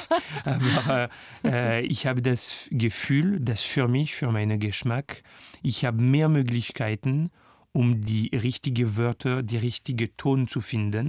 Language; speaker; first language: German; non-native, fluent; French